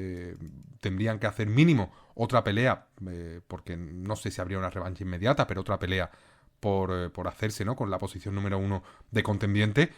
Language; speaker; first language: Spanish; native; Spanish